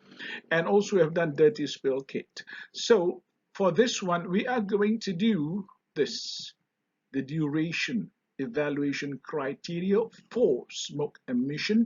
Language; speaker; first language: English; non-native, local second language; Malay